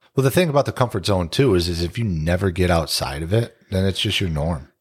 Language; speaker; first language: English; early bilingual, other home language; Italian